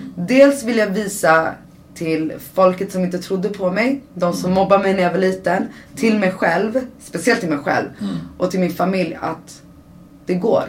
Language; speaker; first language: Swedish; early bilingual, other home language; Persian